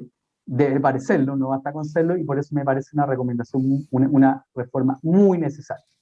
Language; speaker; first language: Spanish; native; Spanish